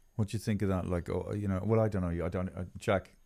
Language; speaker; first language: English; native; English